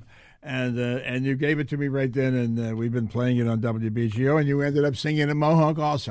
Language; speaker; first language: English; native; English